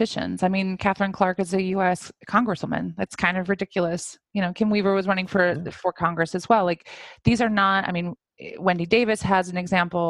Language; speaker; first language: English; native; English